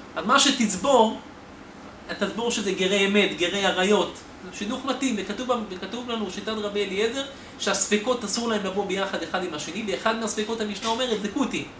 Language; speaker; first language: Hebrew; native; Hebrew